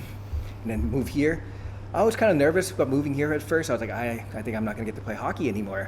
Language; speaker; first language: English; early bilingual, other home language; Thai